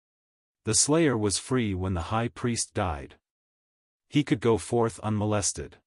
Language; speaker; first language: English; native; English